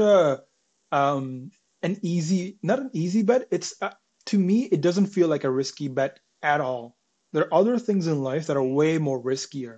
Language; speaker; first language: English; non-native, local second language; Punjabi